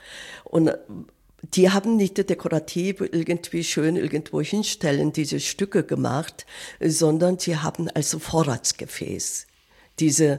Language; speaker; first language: German; non-native, fluent; Korean